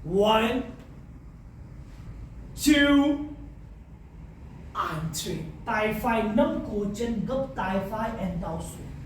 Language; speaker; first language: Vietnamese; non-native, learner; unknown